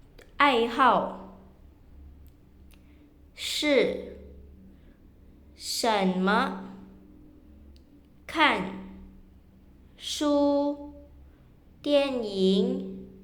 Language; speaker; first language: Chinese; non-native, fluent; Indonesian